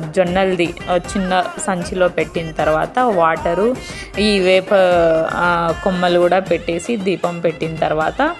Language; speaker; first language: Telugu; non-native, local second language; Lambadi